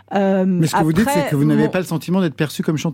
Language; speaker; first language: French; native; French